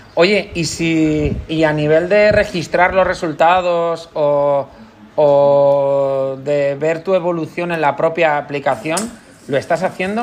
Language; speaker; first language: Spanish; non-native, learner; Portuguese